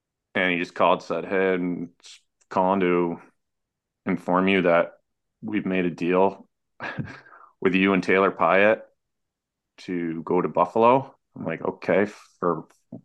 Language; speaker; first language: English; native; English